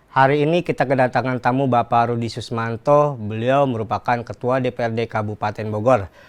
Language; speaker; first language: Indonesian; native; Indonesian